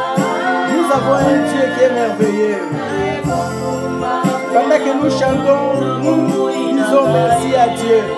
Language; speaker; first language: French; non-native, local second language; Lingala